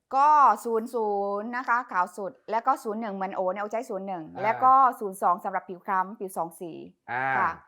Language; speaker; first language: Thai; native; Thai